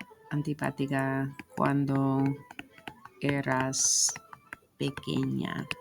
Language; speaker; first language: Spanish; non-native, fluent; English